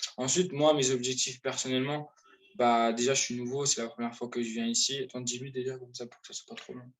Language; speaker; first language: French; native; French